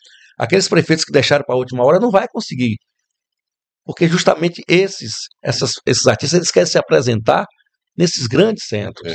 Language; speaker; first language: Portuguese; native; Portuguese